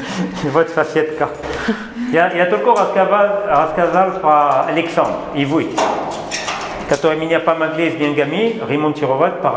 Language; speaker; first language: Russian; non-native, learner; French